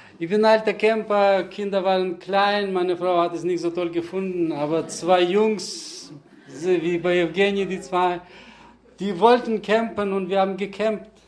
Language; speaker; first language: German; early bilingual, heritage; German